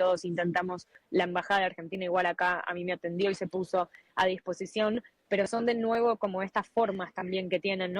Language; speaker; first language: Spanish; native; Spanish